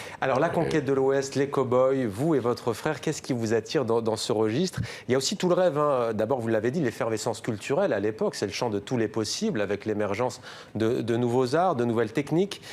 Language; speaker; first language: French; native; French